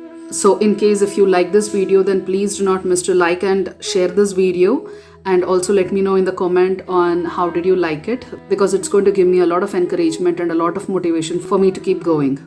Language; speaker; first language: English; non-native, local second language; Kannada